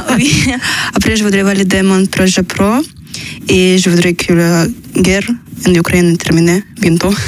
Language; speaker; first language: French; non-native, learner; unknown